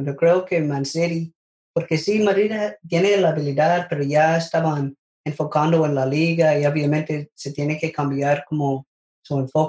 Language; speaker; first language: Spanish; non-native, learner; English